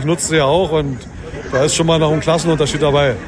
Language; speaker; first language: German; native; German